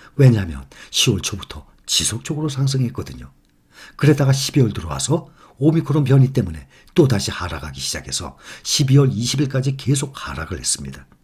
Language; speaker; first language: Korean; native; Korean